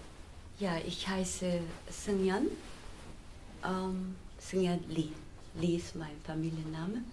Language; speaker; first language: German; non-native, fluent; Korean